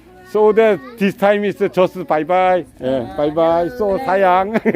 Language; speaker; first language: English; non-native, learner; Korean